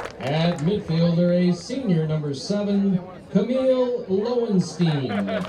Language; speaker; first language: English; native; English